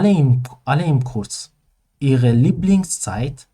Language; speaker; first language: German; non-native, learner; Persian